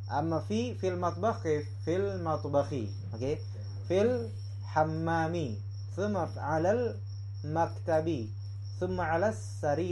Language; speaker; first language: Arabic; non-native, fluent; Indonesian